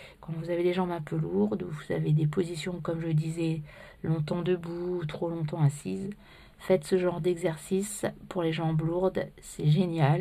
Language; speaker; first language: French; native; French